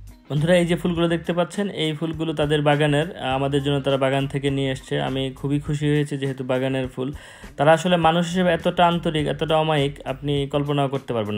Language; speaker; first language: Bangla; native; Bangla